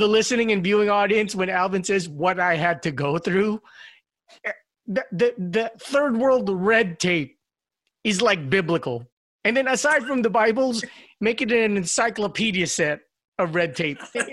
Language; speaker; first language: English; non-native, local second language; Filipino